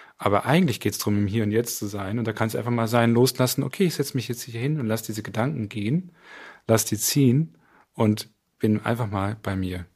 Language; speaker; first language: German; native; German